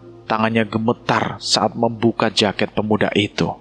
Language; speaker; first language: Indonesian; native; Indonesian